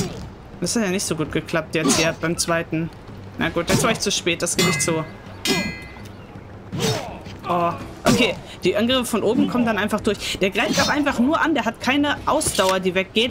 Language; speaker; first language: German; native; German